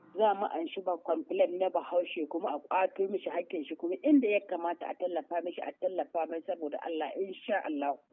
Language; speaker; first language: Hausa; native; Hausa